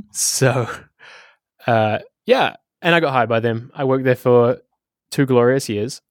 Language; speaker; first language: English; native; English